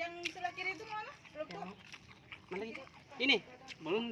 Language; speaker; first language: Indonesian; native; Indonesian